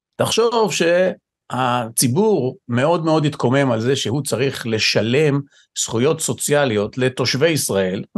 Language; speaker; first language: Hebrew; native; Hebrew